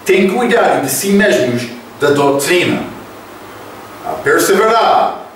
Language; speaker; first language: Portuguese; non-native, fluent; English